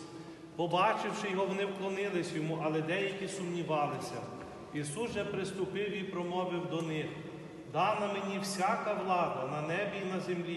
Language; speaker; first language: Ukrainian; native; Ukrainian